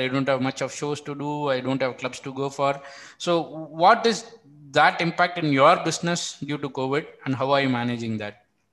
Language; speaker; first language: English; non-native, local second language; Tamil